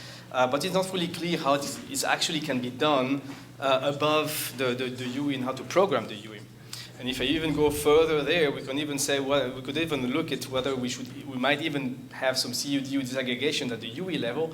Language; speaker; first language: English; non-native, fluent; French